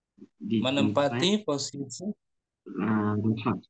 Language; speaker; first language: Indonesian; non-native, learner; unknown